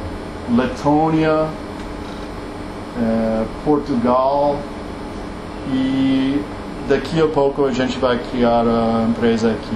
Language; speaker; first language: Portuguese; non-native, learner; English